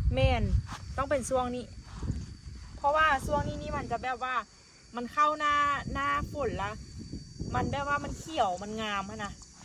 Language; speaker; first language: Thai; native; Thai